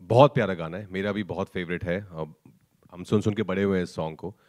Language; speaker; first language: Hindi; native; Hindi